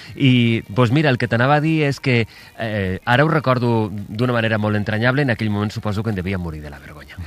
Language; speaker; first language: Catalan; native; Catalan